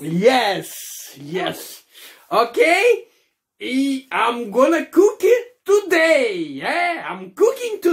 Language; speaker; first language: English; non-native, fluent; Portuguese